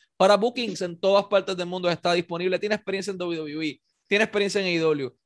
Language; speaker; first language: Spanish; native; Spanish